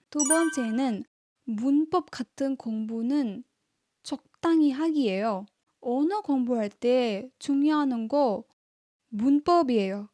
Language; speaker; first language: Korean; non-native, fluent; Tamil